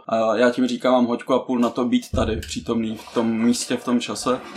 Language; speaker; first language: Czech; non-native, fluent; Ukrainian